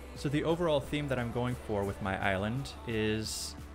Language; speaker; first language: English; native; English